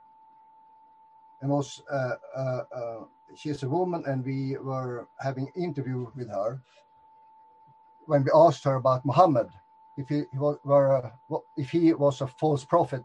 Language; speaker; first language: English; non-native, fluent; Swedish